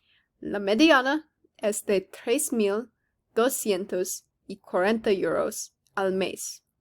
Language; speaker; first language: Spanish; non-native, learner; English